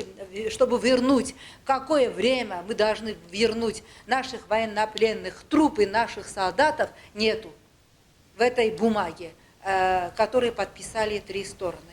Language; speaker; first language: Russian; non-native, local second language; Armenian